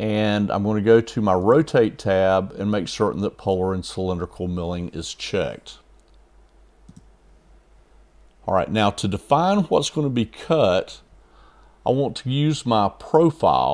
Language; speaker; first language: English; native; English